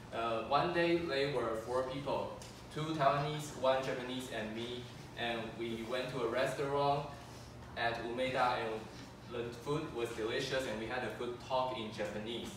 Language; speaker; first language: English; non-native, fluent; Chinese